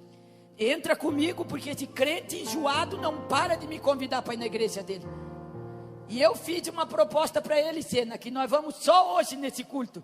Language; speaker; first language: Portuguese; native; Portuguese